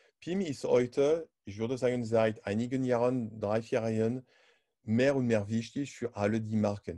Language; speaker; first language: German; non-native, learner; French